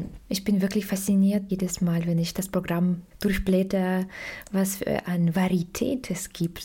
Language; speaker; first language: German; non-native, fluent; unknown